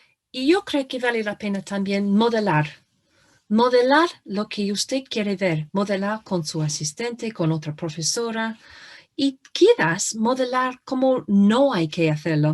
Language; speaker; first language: Spanish; non-native, fluent; English